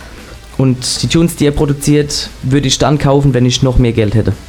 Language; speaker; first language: German; native; German